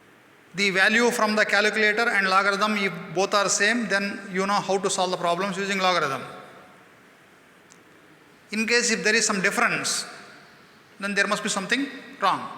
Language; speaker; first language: English; non-native, local second language; Kannada